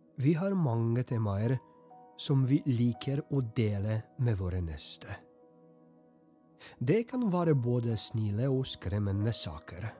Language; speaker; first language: Norwegian; non-native, fluent; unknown